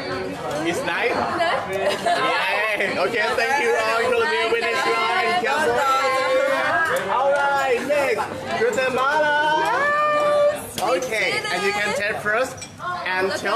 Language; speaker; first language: English; non-native, learner; Thai